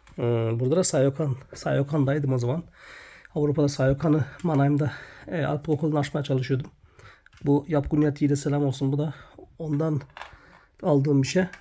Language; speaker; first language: Turkish; native; Turkish